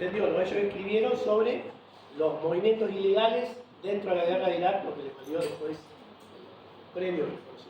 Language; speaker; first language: Spanish; native; Spanish